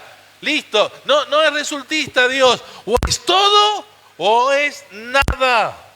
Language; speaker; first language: Spanish; native; Spanish